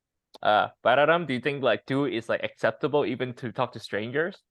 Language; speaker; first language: English; non-native, fluent; Chinese